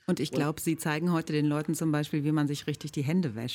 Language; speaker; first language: German; native; German